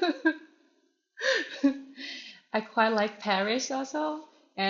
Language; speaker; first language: English; non-native, learner; Thai